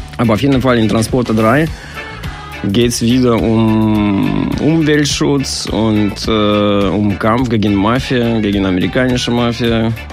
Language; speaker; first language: German; non-native, fluent; Russian